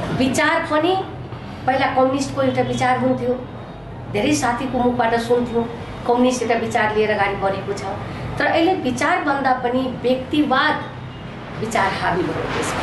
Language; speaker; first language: Nepali; non-native, local second language; Maithili